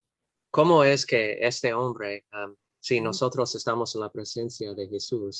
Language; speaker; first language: Spanish; non-native, fluent; English